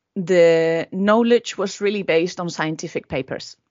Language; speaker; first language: English; non-native, fluent; Spanish